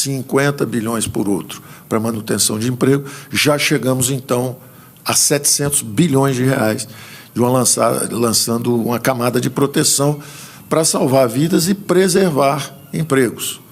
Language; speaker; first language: Portuguese; native; Portuguese